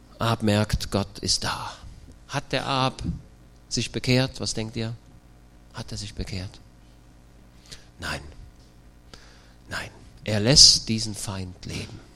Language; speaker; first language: German; native; German